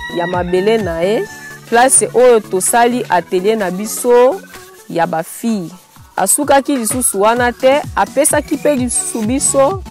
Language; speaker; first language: Lingala; native; Lingala